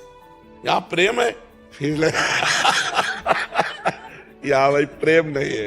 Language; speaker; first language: Hindi; native; Hindi